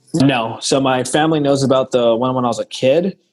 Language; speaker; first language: English; native; English